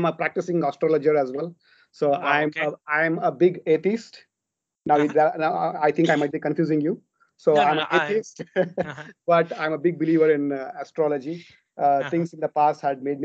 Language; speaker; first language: English; non-native, local second language; Kannada